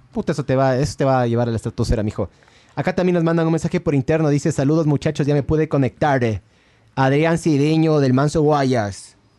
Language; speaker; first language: Spanish; native; Spanish